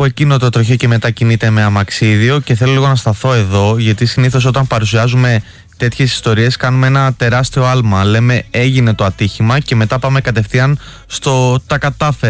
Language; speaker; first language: Greek; native; Greek